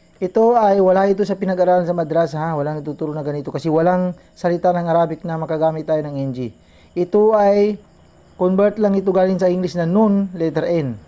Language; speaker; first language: Filipino; non-native, local second language; Maranao